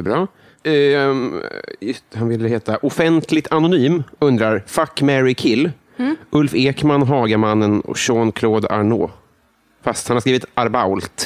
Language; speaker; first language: Swedish; native; Swedish